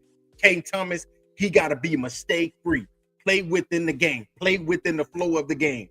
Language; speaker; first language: English; native; English